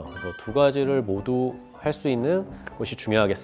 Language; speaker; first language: Korean; native; Korean